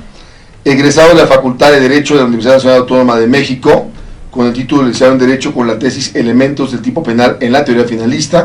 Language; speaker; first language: Spanish; native; Spanish